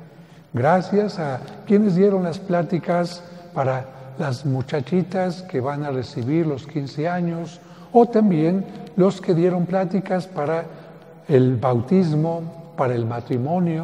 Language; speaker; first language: Spanish; native; Spanish